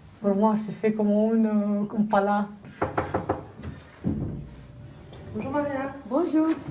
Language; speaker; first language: French; non-native, learner; Romanian